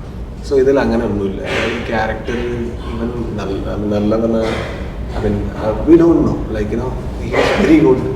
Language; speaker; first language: Malayalam; non-native, local second language; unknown